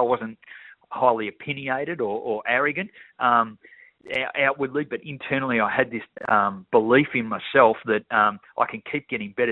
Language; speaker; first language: English; native; English